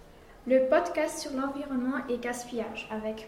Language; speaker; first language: French; non-native, learner; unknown